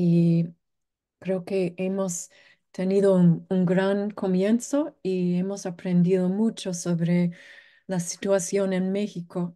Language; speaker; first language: Spanish; non-native, fluent; English